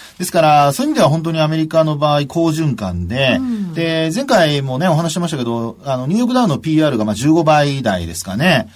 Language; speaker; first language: Japanese; native; Japanese